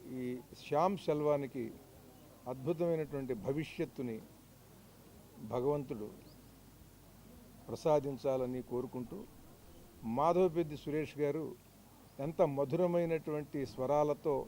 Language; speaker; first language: Telugu; native; Telugu